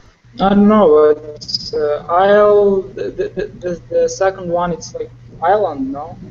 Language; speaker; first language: English; non-native, learner; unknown